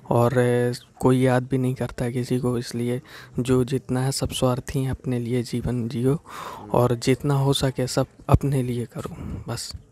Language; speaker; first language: Hindi; native; Hindi